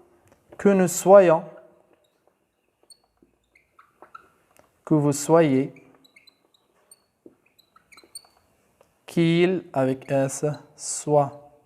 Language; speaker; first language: French; non-native, local second language; Arabic